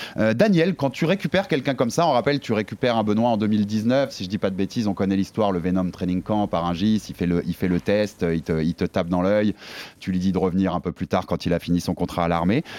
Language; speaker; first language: French; native; French